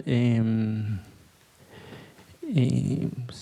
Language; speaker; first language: French; non-native, learner; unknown